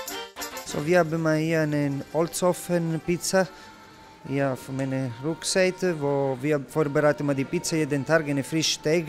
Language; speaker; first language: German; non-native, learner; Italian